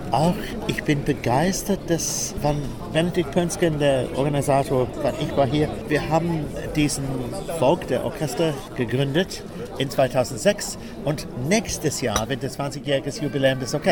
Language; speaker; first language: German; non-native, learner; English